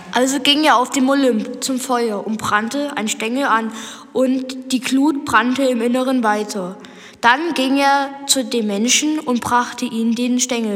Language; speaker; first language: German; native; German